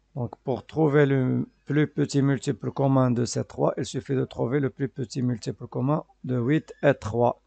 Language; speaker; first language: French; non-native, local second language; Arabic